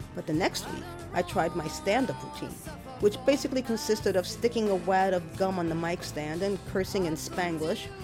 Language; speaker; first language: English; native; English